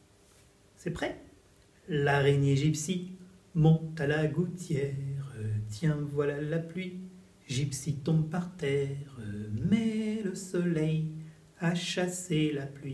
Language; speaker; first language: French; native; French